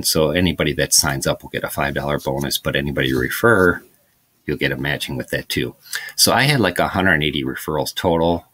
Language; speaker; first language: English; native; English